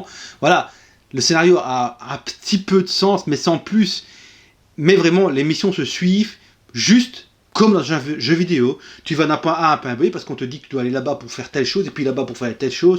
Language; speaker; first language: French; native; French